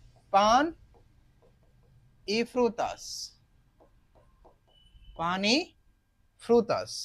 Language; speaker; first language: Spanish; non-native, fluent; Hindi